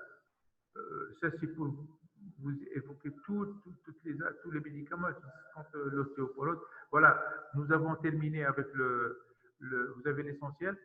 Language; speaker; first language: French; non-native, local second language; Arabic